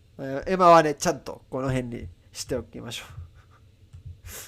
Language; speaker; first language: Japanese; non-native, learner; Spanish